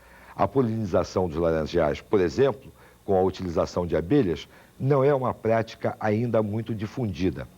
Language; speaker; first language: Portuguese; native; Portuguese